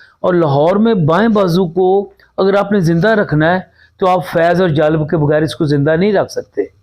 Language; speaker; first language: Urdu; non-native, local second language; Punjabi